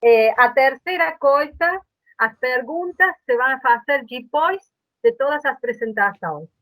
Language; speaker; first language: Portuguese; non-native, learner; Spanish